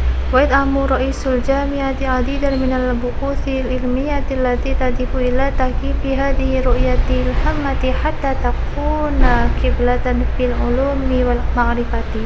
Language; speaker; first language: Arabic; non-native, learner; Indonesian